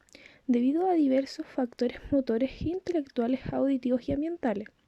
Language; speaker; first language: Spanish; native; Spanish